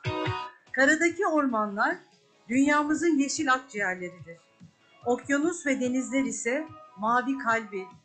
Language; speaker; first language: Turkish; native; Turkish